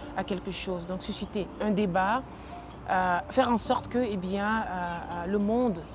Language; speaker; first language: French; non-native, local second language; Ewe